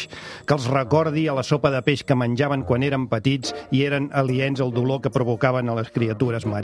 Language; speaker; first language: Catalan; native; Catalan